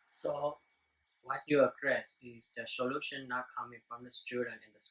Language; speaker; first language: English; non-native, learner; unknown